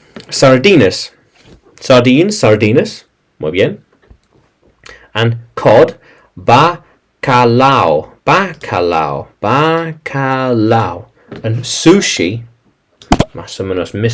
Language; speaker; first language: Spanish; non-native, fluent; English